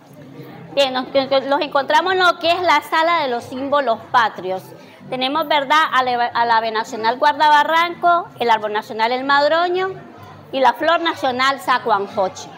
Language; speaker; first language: Spanish; native; Spanish